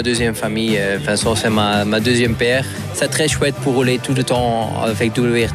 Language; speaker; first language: French; non-native, local second language; Dutch